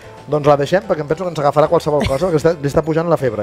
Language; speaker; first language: Catalan; native; Catalan